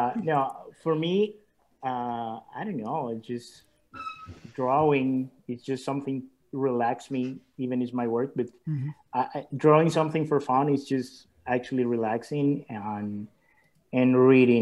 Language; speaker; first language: English; non-native, learner; Spanish